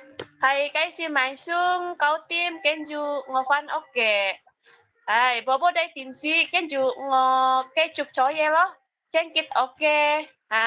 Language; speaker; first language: Cantonese; non-native, learner; Indonesian